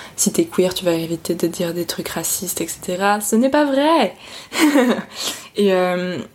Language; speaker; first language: French; native; French